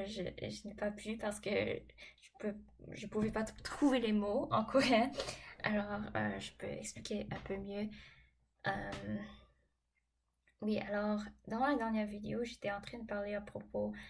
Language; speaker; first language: French; non-native, fluent; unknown